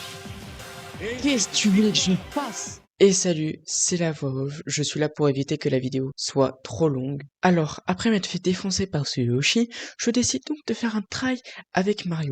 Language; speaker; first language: French; native; French